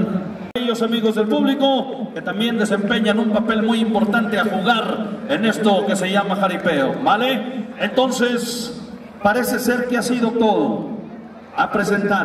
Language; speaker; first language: Spanish; native; Spanish